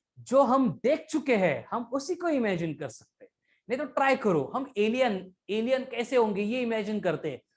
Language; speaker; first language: Hindi; non-native, local second language; Marathi